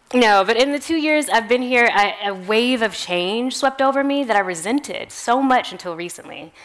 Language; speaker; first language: English; native; English